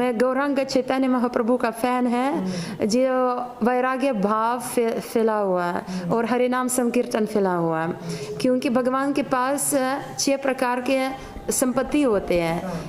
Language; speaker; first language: Hindi; non-native, fluent; Ukrainian